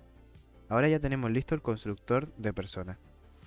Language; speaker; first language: Spanish; native; Spanish